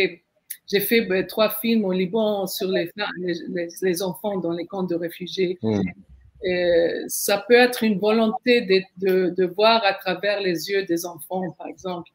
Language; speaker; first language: French; non-native, fluent; Arabic